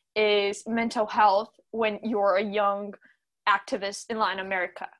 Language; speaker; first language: English; non-native, fluent; Portuguese